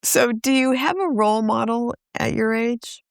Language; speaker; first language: English; native; English